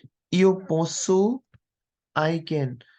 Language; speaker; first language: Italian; non-native, fluent; Hindi